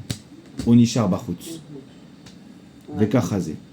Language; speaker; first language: Hebrew; non-native, fluent; French